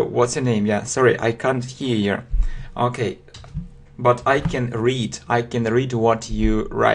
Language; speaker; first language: English; non-native, fluent; Russian